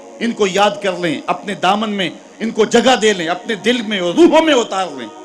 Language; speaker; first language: Urdu; non-native, local second language; Punjabi